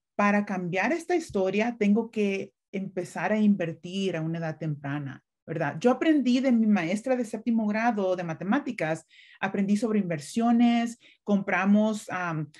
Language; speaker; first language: Spanish; native; Spanish